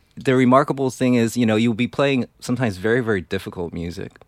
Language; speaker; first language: English; non-native, fluent; Chinese